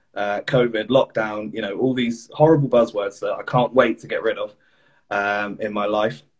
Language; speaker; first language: English; native; English